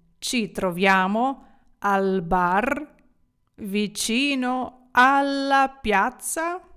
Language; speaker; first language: Italian; non-native, fluent; Ukrainian